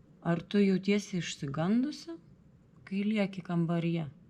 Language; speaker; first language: Lithuanian; non-native, learner; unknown